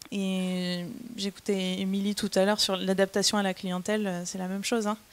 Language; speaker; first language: French; native; French